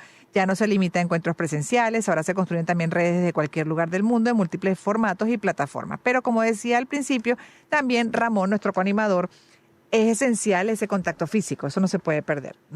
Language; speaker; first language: Spanish; native; Spanish